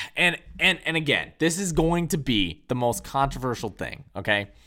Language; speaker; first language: English; native; English